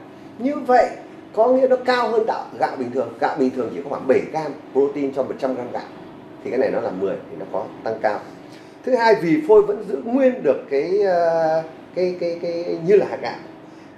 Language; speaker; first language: Vietnamese; native; Vietnamese